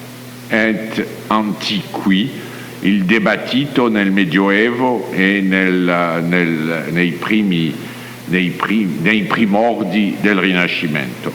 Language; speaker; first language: Italian; non-native, fluent; French